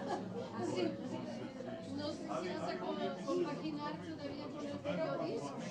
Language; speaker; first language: Spanish; non-native, fluent; Macedonian